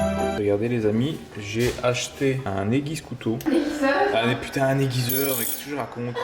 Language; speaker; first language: French; native; French